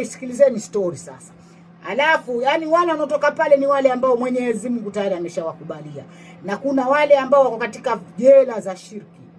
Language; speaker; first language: Swahili; native; Swahili